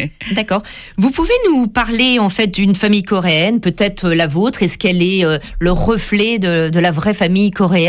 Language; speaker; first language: French; native; French